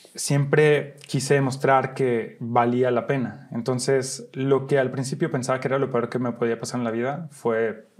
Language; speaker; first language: Spanish; early bilingual, heritage; Spanish